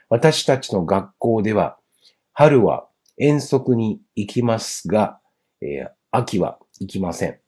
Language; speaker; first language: Japanese; non-native, fluent; Chinese